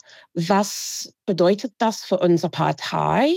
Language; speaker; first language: German; non-native, fluent; English